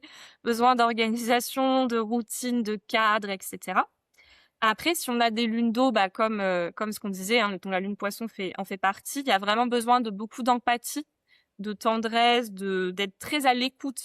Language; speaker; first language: French; native; French